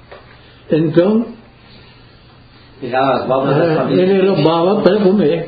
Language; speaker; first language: Portuguese; non-native, local second language; Italian